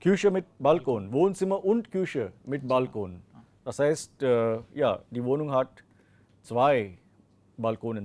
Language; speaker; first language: German; non-native, fluent; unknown